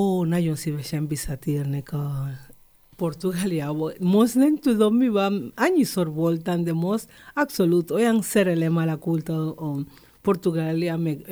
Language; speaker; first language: Hungarian; non-native, learner; Spanish